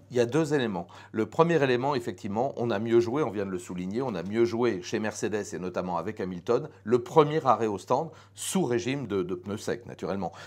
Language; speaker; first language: French; native; French